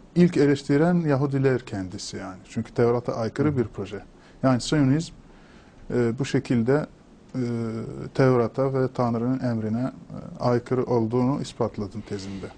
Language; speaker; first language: Turkish; non-native, fluent; Arabic